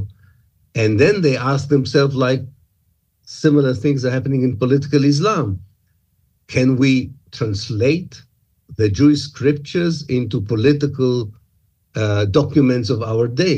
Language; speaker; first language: English; non-native, fluent; Hebrew